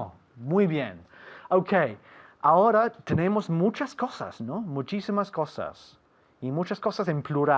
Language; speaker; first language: Spanish; non-native, fluent; English